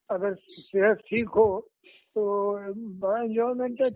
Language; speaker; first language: Hindi; native; Hindi